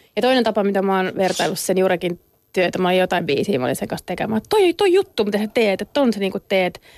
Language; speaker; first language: Finnish; native; Finnish